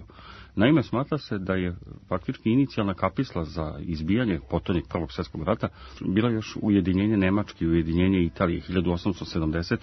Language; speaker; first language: Croatian; native; Croatian